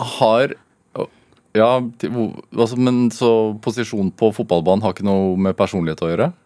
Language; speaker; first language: Norwegian; native; Norwegian